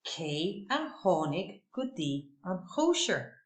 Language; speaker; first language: Irish; non-native, local second language; English